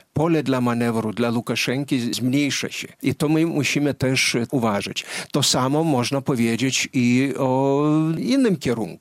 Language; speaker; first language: Polish; non-native, fluent; Lithuanian